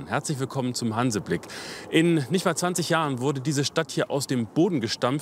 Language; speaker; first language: German; native; German